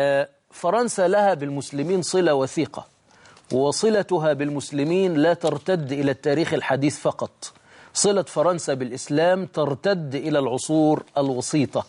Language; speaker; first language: Arabic; native; Arabic